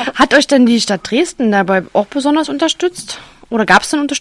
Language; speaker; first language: German; native; German